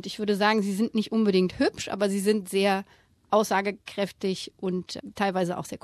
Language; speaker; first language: German; native; German